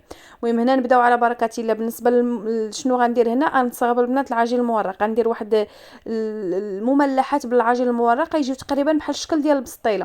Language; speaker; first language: Arabic; native; Arabic